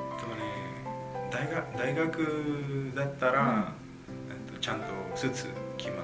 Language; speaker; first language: Japanese; non-native, learner; Spanish